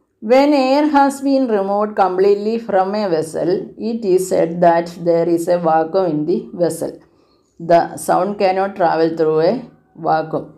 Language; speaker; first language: English; non-native, local second language; Malayalam